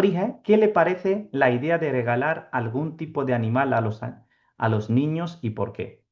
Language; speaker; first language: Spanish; non-native, fluent; Urdu